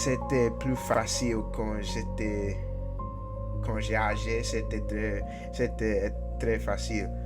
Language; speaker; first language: French; non-native, learner; English